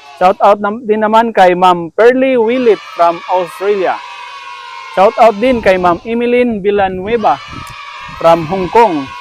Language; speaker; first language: Filipino; non-native, local second language; Cebuano